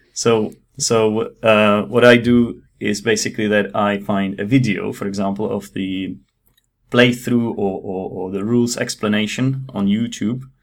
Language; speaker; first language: English; non-native, fluent; Czech